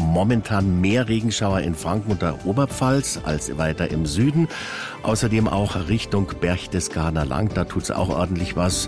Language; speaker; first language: German; native; German